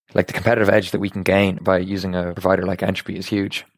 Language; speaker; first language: English; native; English